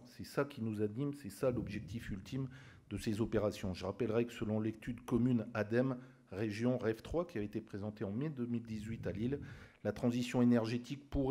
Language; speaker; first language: French; native; French